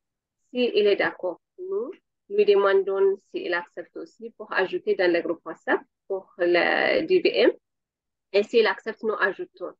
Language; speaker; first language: French; non-native, learner; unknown